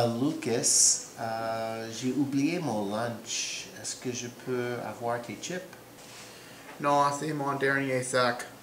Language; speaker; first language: French; non-native, learner; English